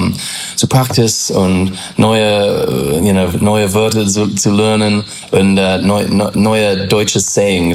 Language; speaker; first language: German; non-native, learner; English